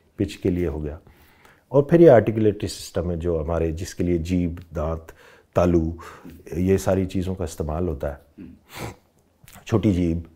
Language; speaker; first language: Hindi; non-native, local second language; Rajasthani